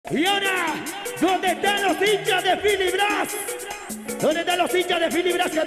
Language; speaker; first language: Spanish; native; Spanish